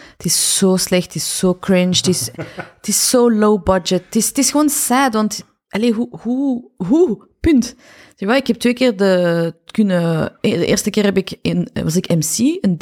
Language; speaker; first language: Dutch; early bilingual, other home language; Persian